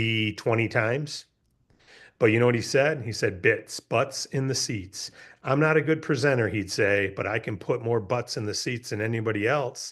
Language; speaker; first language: English; native; English